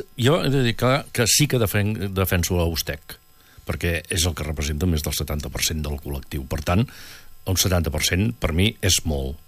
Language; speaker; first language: Catalan; native; Catalan